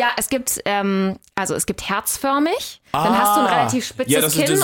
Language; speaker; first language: German; native; German